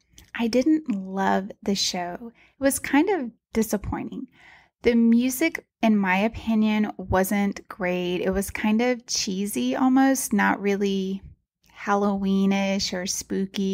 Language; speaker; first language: English; native; English